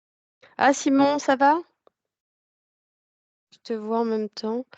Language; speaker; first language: French; native; French